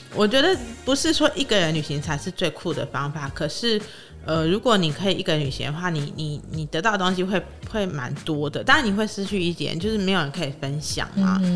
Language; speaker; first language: Chinese; native; Chinese